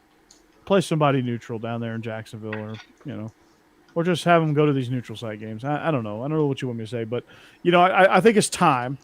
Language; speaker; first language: English; native; English